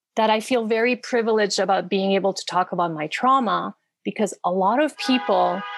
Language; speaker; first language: English; non-native, fluent; Spanish